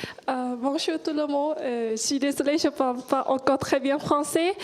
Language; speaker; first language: French; non-native, learner; Thai